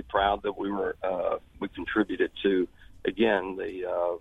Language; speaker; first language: English; native; English